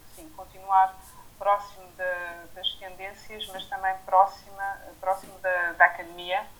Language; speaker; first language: Portuguese; non-native, fluent; French